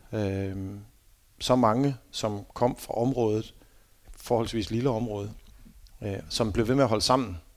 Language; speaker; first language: Danish; native; Danish